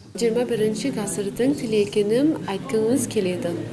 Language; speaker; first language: Kazakh; non-native, learner; Bangla